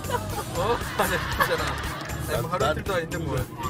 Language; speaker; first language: Korean; native; Korean